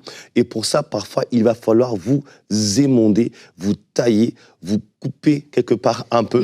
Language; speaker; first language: French; native; French